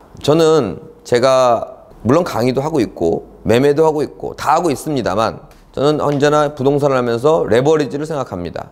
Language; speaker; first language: Korean; native; Korean